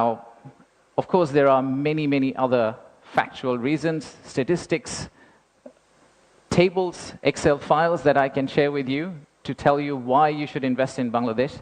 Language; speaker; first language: English; non-native, local second language; Bangla